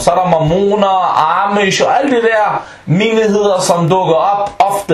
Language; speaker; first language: Danish; non-native, fluent; Arabic